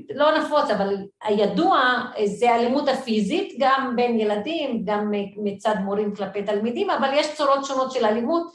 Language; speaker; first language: Hebrew; non-native, local second language; Arabic